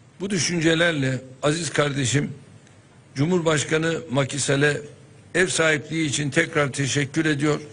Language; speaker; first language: Turkish; native; Turkish